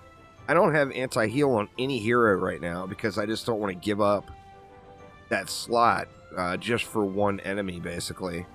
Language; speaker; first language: English; native; English